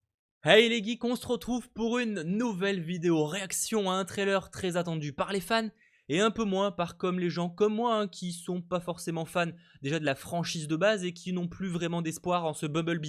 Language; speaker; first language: French; native; French